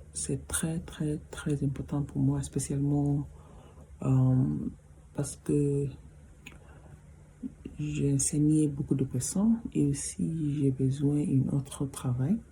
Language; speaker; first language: French; non-native, learner; English